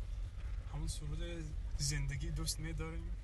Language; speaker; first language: Persian; non-native, fluent; English